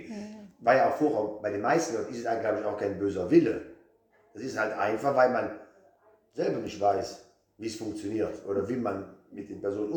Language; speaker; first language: German; native; German